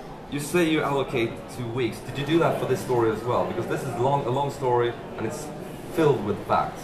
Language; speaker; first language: English; non-native, fluent; Swedish